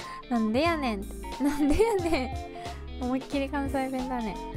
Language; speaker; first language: Japanese; early bilingual, other home language; English